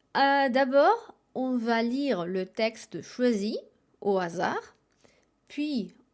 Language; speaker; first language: French; non-native, fluent; Spanish